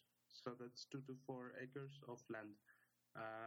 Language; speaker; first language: English; non-native, local second language; Nepali